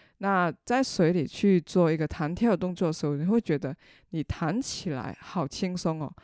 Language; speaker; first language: Chinese; non-native, local second language; Cantonese